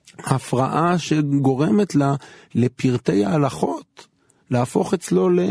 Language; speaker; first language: Hebrew; native; Hebrew